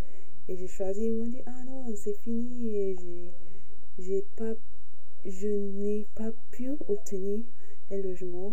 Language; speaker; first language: French; non-native, fluent; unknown